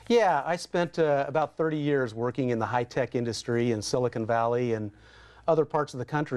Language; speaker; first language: English; native; English